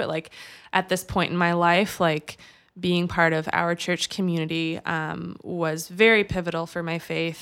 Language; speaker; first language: English; native; English